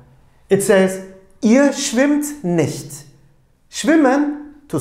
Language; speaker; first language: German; non-native, fluent; Turkish